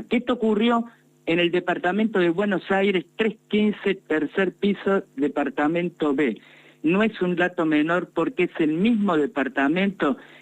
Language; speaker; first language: Spanish; native; Spanish